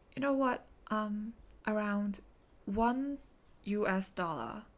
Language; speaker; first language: English; non-native, local second language; Cantonese